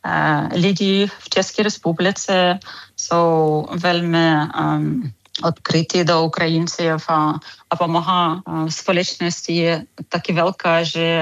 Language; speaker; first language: Czech; non-native, learner; Ukrainian